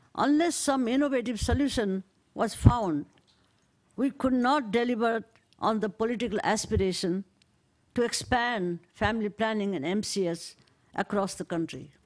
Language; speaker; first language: English; non-native, local second language; Nepali